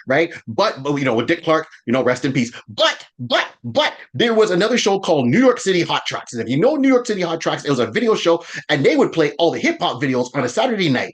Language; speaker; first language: English; native; English